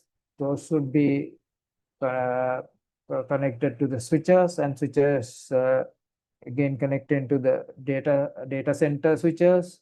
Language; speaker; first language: English; non-native, fluent; Sinhala